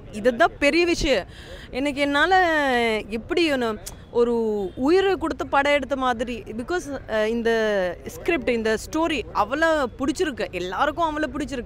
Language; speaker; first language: Tamil; non-native, fluent; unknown